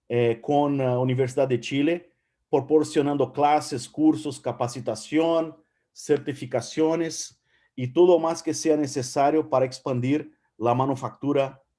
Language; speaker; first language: Spanish; non-native, fluent; Portuguese